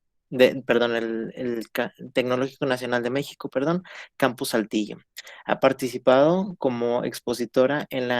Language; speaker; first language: Spanish; native; Spanish